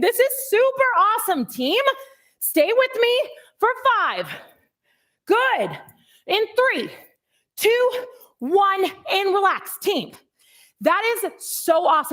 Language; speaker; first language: English; native; English